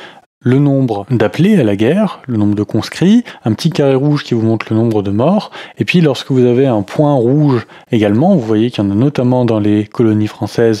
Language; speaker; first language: French; native; French